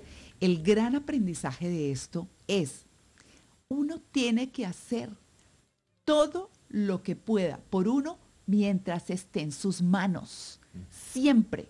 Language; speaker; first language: Spanish; native; Spanish